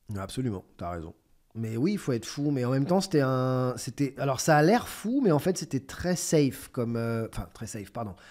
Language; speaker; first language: French; native; French